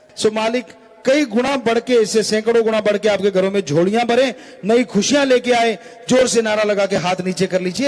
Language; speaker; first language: Hindi; non-native, local second language; Punjabi